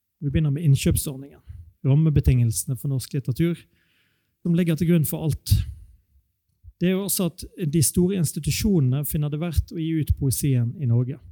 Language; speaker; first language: Norwegian; native; Norwegian